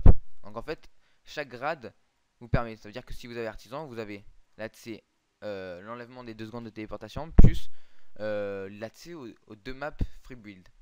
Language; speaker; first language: French; native; French